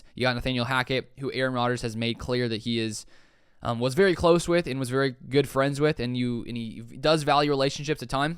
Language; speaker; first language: English; native; English